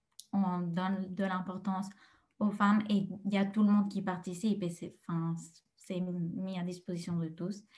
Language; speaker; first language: French; non-native, fluent; Spanish